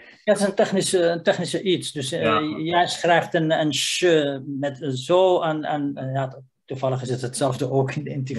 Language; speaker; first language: Dutch; non-native, fluent; Riffian